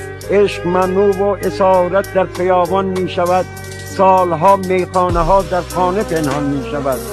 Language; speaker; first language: Persian; native; Persian